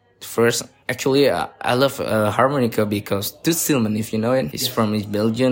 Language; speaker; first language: English; non-native, learner; Indonesian